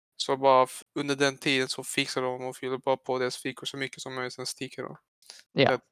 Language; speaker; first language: Swedish; early bilingual, other home language; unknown